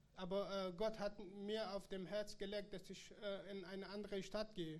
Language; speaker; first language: German; non-native, learner; Persian